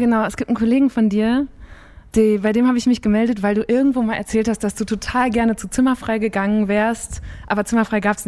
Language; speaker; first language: German; native; German